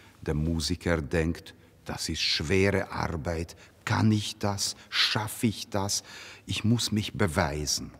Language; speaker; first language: German; non-native, fluent; Hungarian